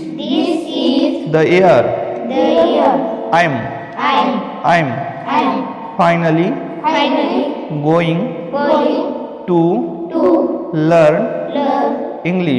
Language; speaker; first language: English; non-native, learner; Marathi